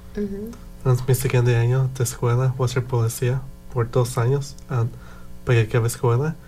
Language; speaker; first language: Spanish; early bilingual, heritage; Spanish